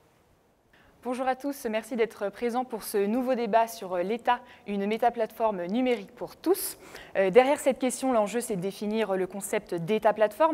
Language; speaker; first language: French; native; French